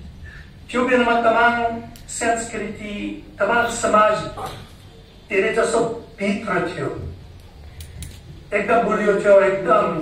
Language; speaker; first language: Nepali; non-native, learner; English